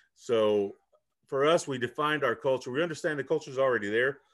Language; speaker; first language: English; early bilingual, other home language; Spanish